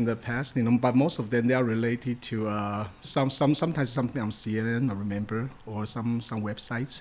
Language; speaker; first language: English; non-native, fluent; Chinese